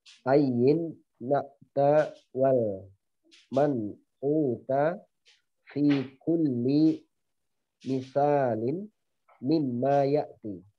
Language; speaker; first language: Arabic; non-native, learner; Indonesian